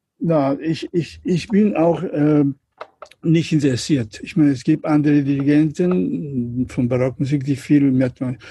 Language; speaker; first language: German; non-native, learner; Catalan